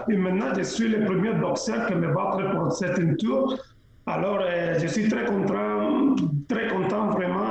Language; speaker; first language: French; non-native, local second language; Spanish